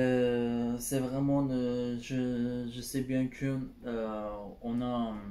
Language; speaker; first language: French; non-native, learner; Turkish